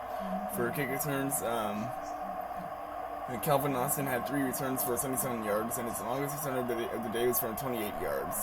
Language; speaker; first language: English; native; English